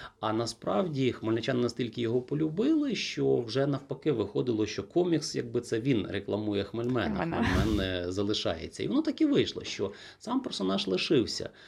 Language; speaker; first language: Ukrainian; native; Ukrainian